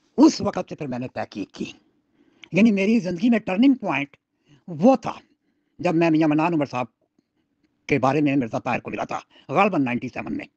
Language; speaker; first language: Urdu; non-native, local second language; Punjabi